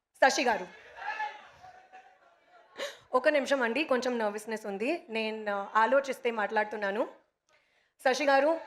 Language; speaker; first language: Telugu; non-native, local second language; Hindi